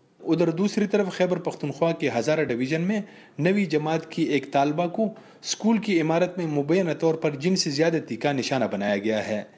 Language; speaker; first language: Urdu; native; Urdu